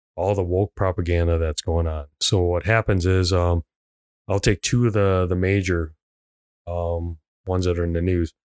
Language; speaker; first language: English; non-native, local second language; Cantonese